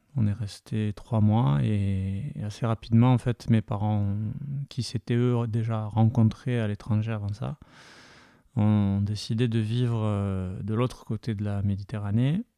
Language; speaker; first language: French; early bilingual, heritage; French